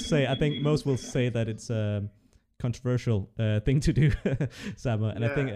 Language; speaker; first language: English; non-native, fluent; Danish